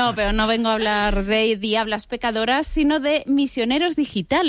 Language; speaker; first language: Spanish; native; Spanish